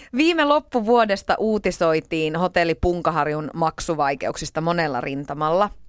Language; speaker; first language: Finnish; native; Finnish